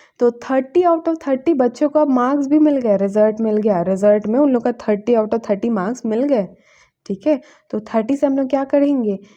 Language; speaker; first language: Hindi; native; Hindi